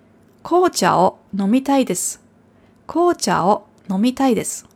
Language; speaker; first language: Japanese; non-native, fluent; German